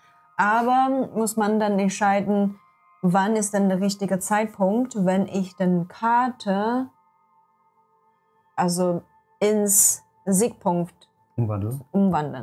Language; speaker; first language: German; non-native, learner; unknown